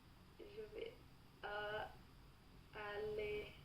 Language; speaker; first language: French; non-native, learner; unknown